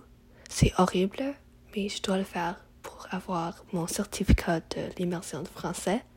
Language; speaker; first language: French; non-native, learner; English